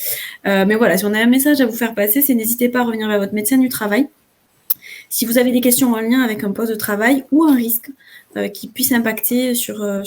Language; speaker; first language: French; native; French